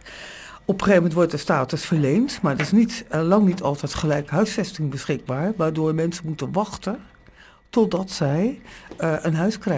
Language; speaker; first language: Dutch; native; Dutch